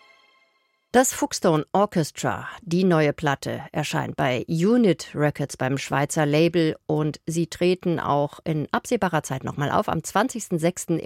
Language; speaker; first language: German; native; German